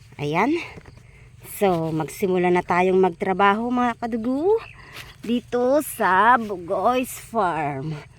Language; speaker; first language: Filipino; non-native, local second language; Iloko